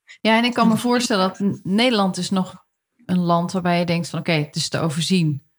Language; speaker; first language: Dutch; native; Dutch